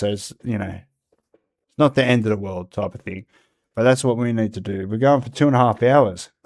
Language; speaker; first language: English; native; English